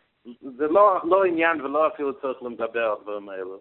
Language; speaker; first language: Hebrew; non-native, learner; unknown